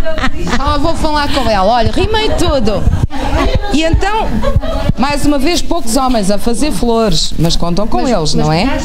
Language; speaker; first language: Portuguese; native; Portuguese